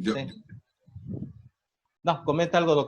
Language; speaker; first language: Spanish; native; Spanish